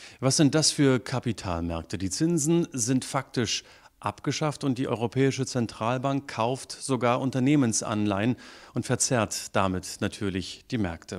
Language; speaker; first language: German; native; German